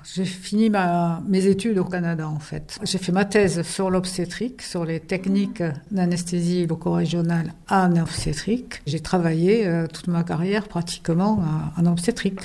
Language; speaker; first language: French; native; French